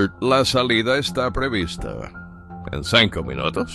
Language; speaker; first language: Spanish; non-native, fluent; Polish